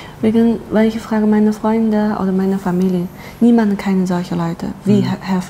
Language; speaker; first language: German; non-native, learner; Chinese